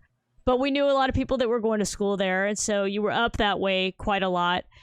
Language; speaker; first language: English; native; English